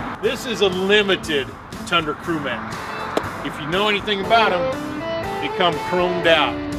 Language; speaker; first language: English; native; English